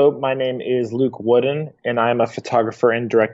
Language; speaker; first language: English; native; English